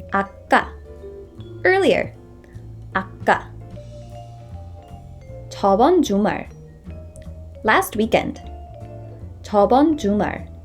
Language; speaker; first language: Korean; non-native, fluent; English